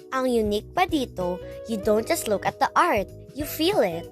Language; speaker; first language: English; non-native, local second language; Filipino